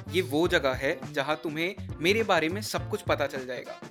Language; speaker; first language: Hindi; native; Hindi